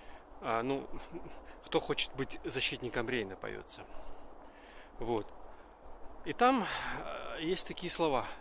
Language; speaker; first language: Russian; native; Russian